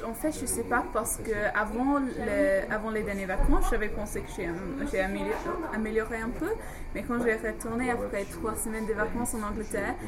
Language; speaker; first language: French; non-native, fluent; English